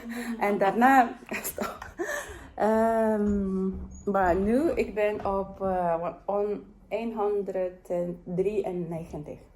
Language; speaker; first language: Dutch; non-native, learner; Yakut